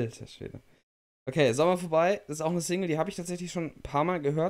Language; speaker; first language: German; native; German